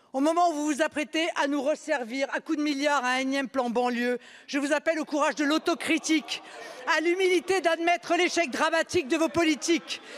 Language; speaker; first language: French; native; French